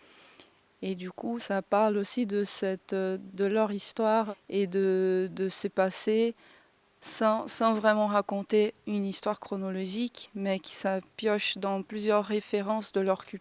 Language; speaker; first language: French; non-native, fluent; Portuguese